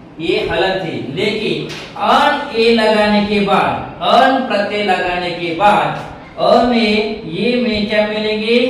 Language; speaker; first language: Hindi; non-native, local second language; Marathi